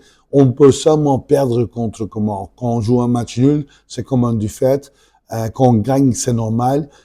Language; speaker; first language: French; non-native, local second language; Dutch